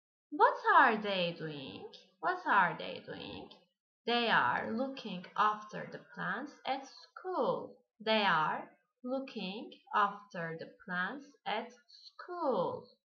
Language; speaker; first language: English; non-native, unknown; Turkish